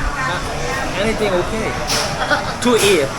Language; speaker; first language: English; non-native, learner; Korean